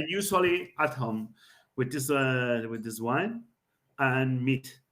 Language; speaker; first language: English; non-native, learner; Spanish